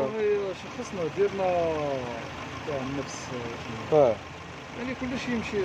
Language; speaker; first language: Arabic; native; Arabic